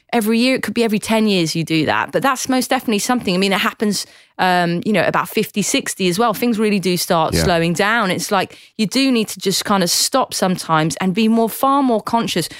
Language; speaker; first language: English; native; English